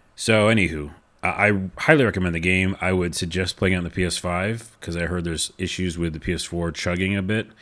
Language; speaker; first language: English; native; English